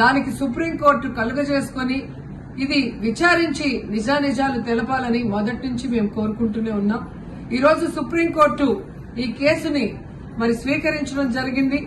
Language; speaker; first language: Telugu; native; Telugu